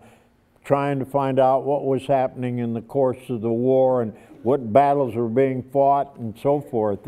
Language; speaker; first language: English; native; English